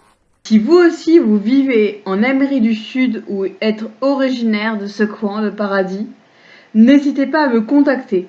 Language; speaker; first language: French; native; French